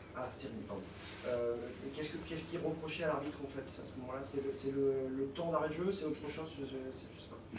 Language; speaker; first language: French; native; French